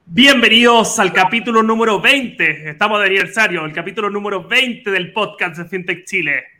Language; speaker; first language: Spanish; native; Spanish